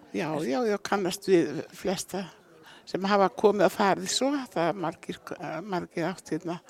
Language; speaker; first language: Icelandic; native; Icelandic